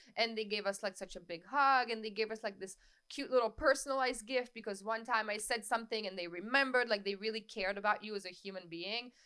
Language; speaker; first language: English; non-native, fluent; French